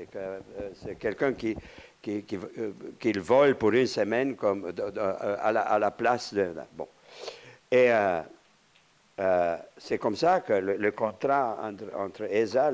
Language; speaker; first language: French; non-native, fluent; Romanian